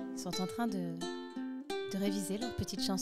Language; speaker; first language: French; native; French